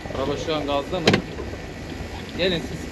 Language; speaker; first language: Turkish; native; Turkish